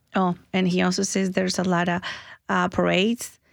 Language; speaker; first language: English; early bilingual, other home language; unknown